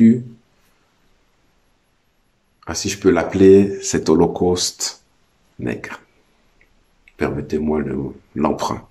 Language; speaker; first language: French; native; French